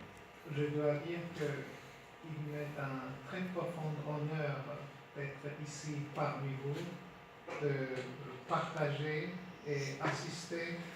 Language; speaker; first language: French; non-native, fluent; Turkish